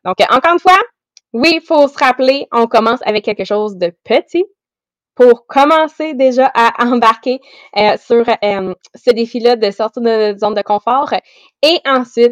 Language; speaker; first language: French; native; French